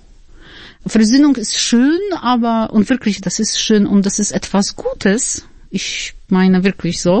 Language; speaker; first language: German; non-native, fluent; Polish